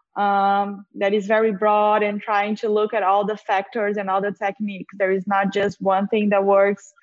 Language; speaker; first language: English; non-native, fluent; Portuguese